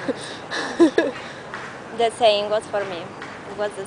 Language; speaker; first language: English; non-native, learner; Spanish